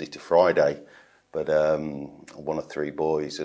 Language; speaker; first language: English; native; English